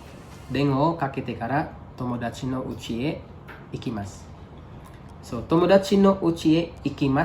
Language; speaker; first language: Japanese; non-native, fluent; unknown